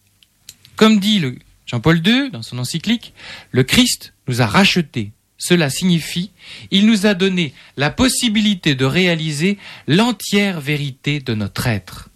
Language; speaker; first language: French; native; French